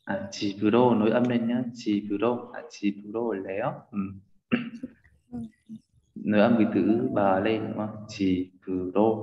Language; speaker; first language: Korean; non-native, fluent; Vietnamese